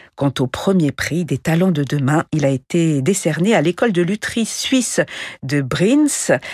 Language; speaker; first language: French; native; French